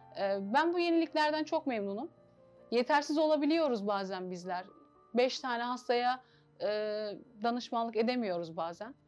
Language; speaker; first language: Turkish; native; Turkish